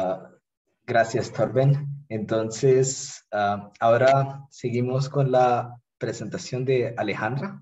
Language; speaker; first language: Spanish; non-native, fluent; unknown